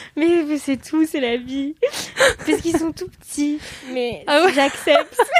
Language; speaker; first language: French; early bilingual, other home language; Vietnamese